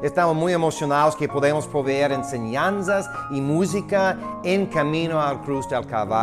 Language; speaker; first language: Spanish; non-native, fluent; English